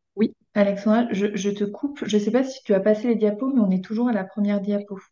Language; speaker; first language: French; native; French